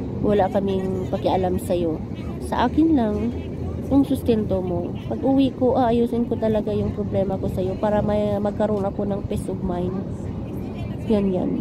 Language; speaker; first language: Filipino; non-native, local second language; Cebuano